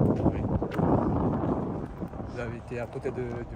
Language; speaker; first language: French; non-native, learner; Japanese